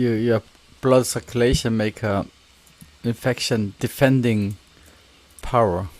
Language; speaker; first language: English; non-native, learner; Korean